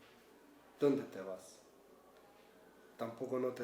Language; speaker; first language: Spanish; non-native, learner; Kurdish